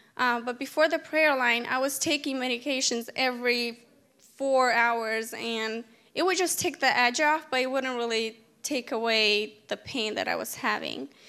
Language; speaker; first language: English; native; English